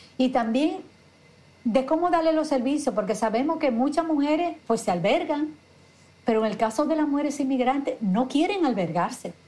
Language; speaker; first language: Spanish; native; Spanish